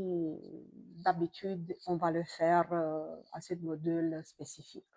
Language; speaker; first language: French; non-native, fluent; Romanian